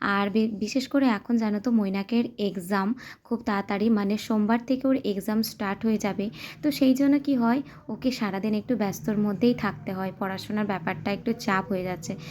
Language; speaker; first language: Bangla; non-native, local second language; Santali